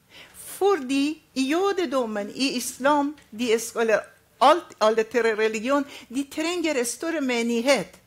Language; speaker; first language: Norwegian; non-native, fluent; Arabic